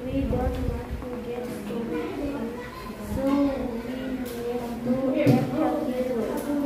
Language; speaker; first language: English; non-native, learner; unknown